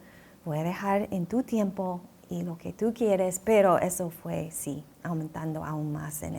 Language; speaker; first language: Spanish; non-native, fluent; English